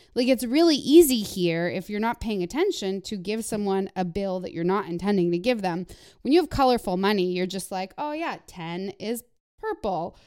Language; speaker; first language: English; non-native, fluent; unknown